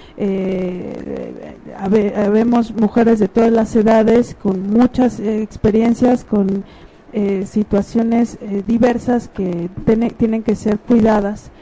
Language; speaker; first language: Spanish; native; Spanish